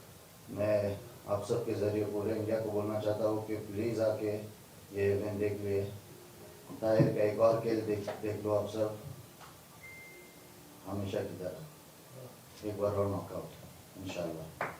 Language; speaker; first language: Hindi; non-native, fluent; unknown